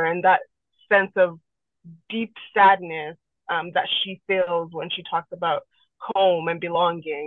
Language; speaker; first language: English; non-native, local second language; Yoruba